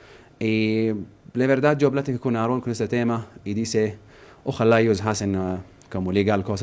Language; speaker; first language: Spanish; non-native, learner; Arabic